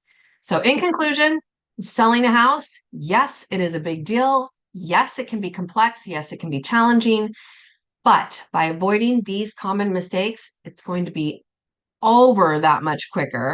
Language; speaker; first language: English; native; English